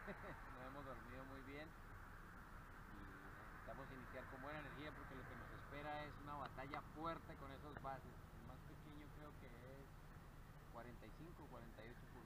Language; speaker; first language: Spanish; native; Spanish